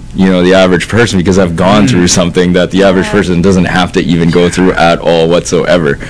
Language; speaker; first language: English; native; English